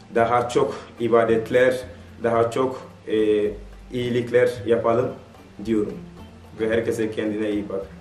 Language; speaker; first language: Turkish; non-native, fluent; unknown